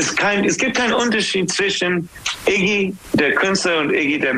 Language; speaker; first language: German; non-native, fluent; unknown